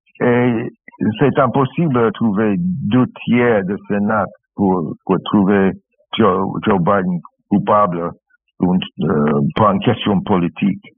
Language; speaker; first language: French; non-native, learner; English